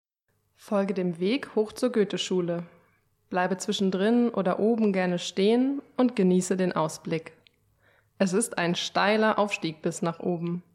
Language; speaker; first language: German; native; German